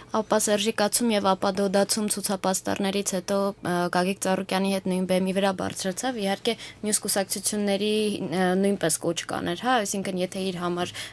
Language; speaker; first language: Armenian; native; Armenian